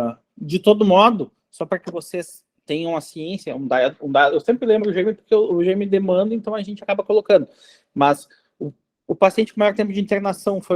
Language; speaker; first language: Portuguese; native; Portuguese